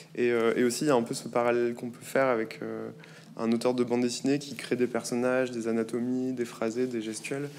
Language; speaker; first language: French; native; French